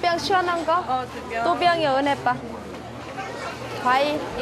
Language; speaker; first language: Korean; non-native, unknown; Vietnamese